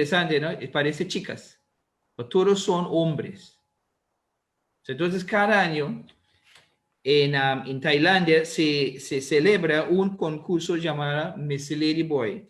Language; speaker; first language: Spanish; non-native, learner; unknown